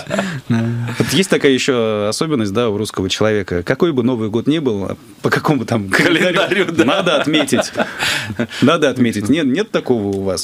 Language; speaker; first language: Russian; native; Russian